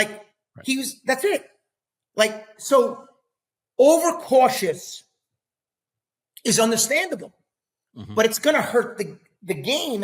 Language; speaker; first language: English; native; English